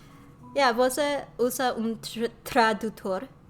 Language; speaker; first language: Portuguese; non-native, learner; English